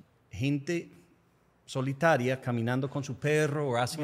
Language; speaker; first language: Spanish; non-native, fluent; English